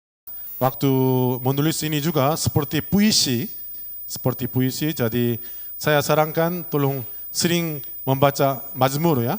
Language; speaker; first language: Indonesian; non-native, learner; Korean